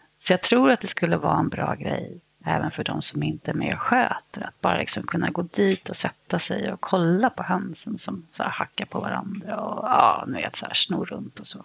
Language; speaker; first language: Swedish; native; Swedish